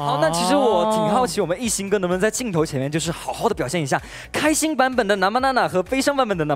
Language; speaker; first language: Chinese; native; Chinese